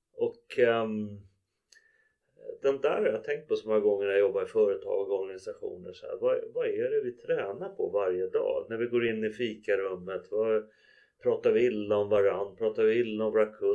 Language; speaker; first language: Swedish; native; Swedish